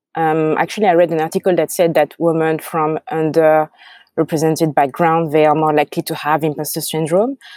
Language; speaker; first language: English; non-native, fluent; French